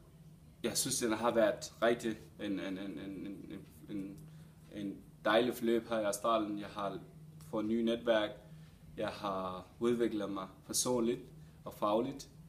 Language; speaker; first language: Danish; non-native, fluent; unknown